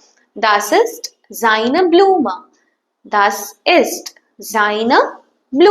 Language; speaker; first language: German; non-native, fluent; Tamil